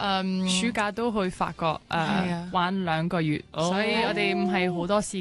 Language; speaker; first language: Cantonese; non-native, local second language; French